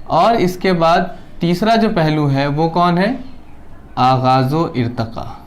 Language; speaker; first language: Urdu; native; Urdu